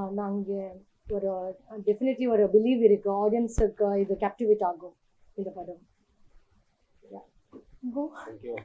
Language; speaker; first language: Tamil; non-native, learner; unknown